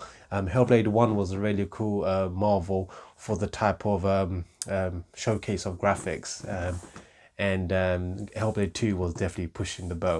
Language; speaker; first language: English; native; English